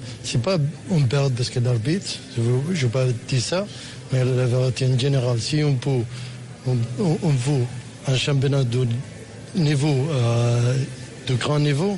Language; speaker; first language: French; non-native, learner; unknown